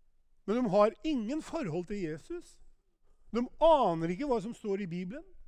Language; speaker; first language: Norwegian; non-native, fluent; Albanian